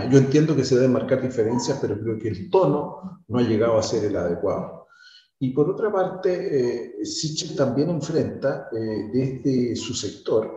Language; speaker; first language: Spanish; native; Spanish